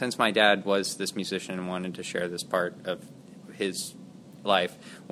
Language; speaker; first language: English; native; English